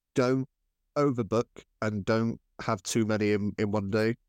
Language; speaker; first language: English; native; English